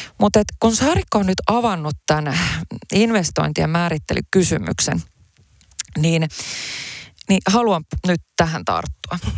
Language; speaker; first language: Finnish; early bilingual, other home language; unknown